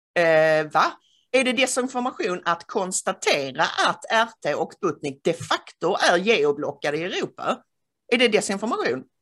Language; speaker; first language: Swedish; native; Swedish